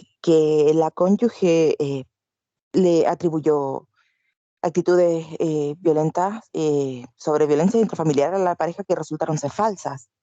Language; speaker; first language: Spanish; native; Spanish